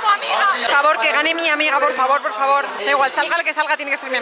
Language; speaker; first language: Spanish; native; Spanish